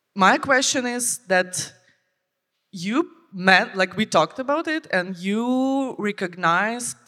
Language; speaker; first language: English; non-native, fluent; Ukrainian